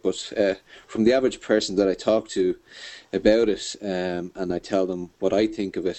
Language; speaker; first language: English; native; English